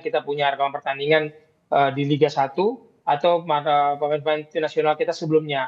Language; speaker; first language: Indonesian; native; Indonesian